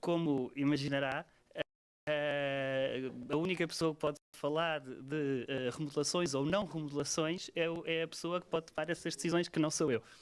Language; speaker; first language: Portuguese; native; Portuguese